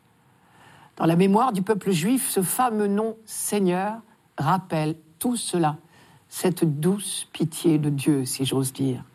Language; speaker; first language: French; native; French